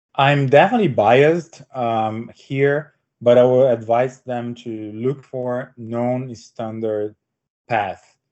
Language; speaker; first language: English; non-native, fluent; Portuguese